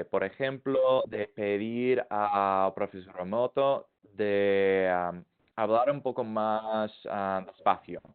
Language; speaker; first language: Spanish; non-native, fluent; English